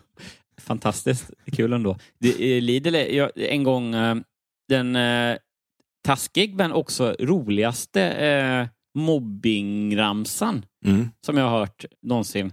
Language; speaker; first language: Swedish; native; Swedish